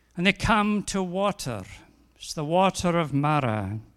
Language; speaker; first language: English; native; English